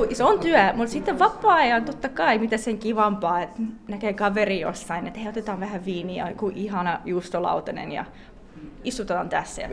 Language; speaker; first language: Finnish; non-native, fluent; English